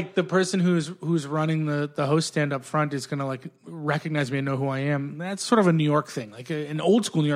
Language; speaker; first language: English; native; English